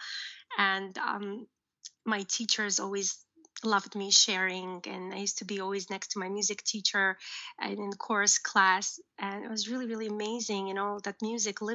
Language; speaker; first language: English; early bilingual, other home language; Uzbek